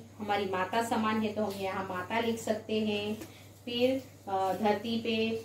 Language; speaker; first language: Hindi; non-native, local second language; Gujarati